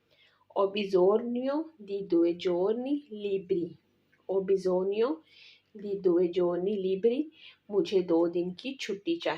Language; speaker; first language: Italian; non-native, learner; Urdu